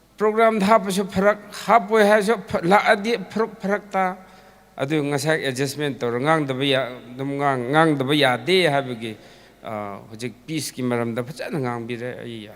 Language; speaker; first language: Manipuri; non-native, local second language; Tangkhul Naga (India)